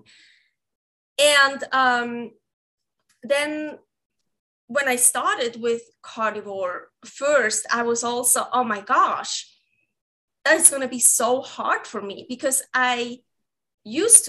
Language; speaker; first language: English; non-native, fluent; Swiss German